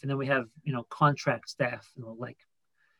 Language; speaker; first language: English; non-native, fluent; Portuguese